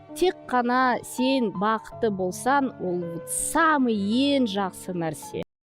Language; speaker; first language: Kazakh; non-native, local second language; Russian